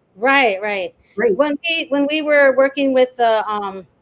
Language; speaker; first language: English; native; English